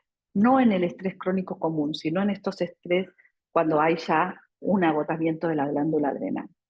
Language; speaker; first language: Spanish; native; Spanish